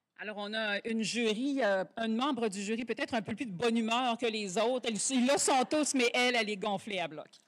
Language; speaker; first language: French; native; French